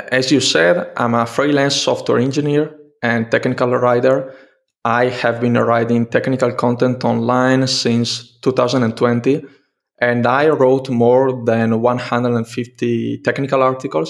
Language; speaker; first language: English; non-native, fluent; Italian